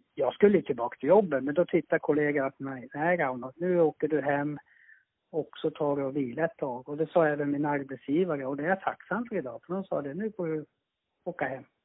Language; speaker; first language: Swedish; early bilingual, other home language; Finnish